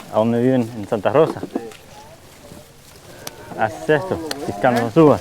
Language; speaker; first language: Spanish; early bilingual, heritage; English